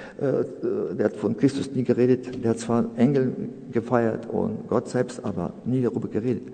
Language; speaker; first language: German; non-native, fluent; Serbian